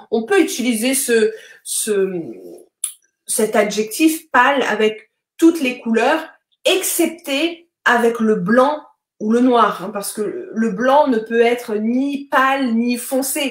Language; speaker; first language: French; native; French